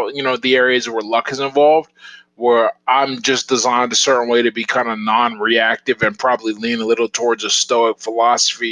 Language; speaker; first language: English; native; English